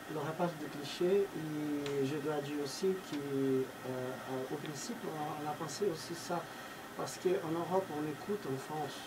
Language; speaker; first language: French; non-native, fluent; Portuguese